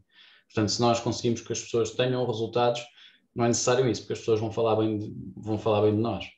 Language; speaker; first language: Portuguese; native; Portuguese